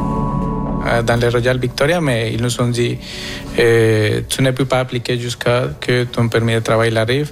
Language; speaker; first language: French; non-native, fluent; Spanish